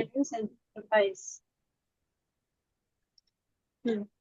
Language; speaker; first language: Spanish; non-native, fluent; Bangla